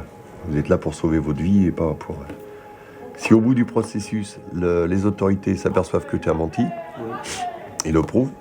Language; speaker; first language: French; native; French